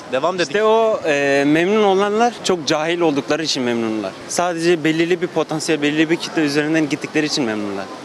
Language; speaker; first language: Turkish; native; Turkish